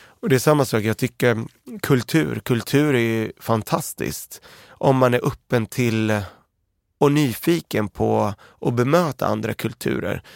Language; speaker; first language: Swedish; early bilingual, other home language; Arabic